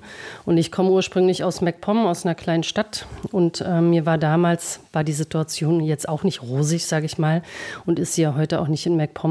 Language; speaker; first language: German; native; German